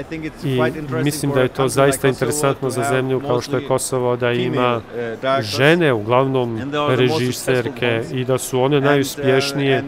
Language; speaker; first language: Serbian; early bilingual, heritage; Albanian